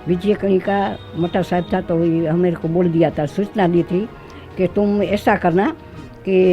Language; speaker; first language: Hindi; non-native, local second language; Gujarati